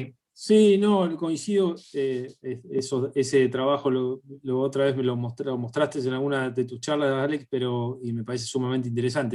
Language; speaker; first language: Spanish; native; Spanish